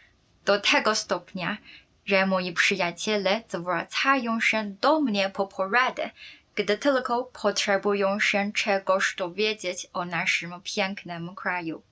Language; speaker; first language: Polish; non-native, fluent; Chinese